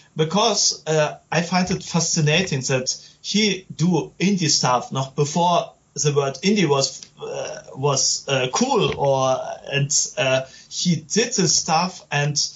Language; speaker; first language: English; non-native, learner; German